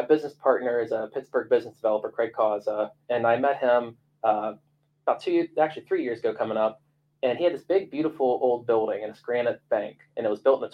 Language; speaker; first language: English; native; English